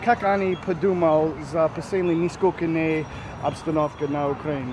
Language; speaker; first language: Russian; non-native, learner; English